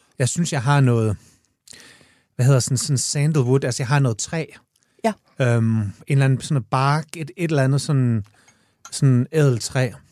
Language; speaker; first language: Danish; native; Danish